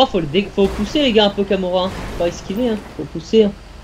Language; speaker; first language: French; native; French